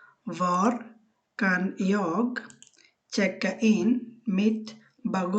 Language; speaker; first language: Swedish; non-native, fluent; Bangla